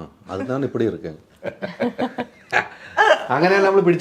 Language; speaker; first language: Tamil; non-native, fluent; Malayalam